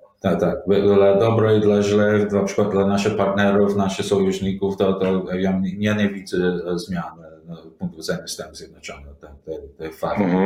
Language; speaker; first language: Polish; non-native, learner; English